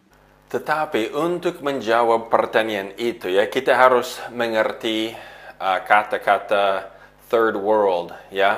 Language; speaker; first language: Indonesian; non-native, fluent; English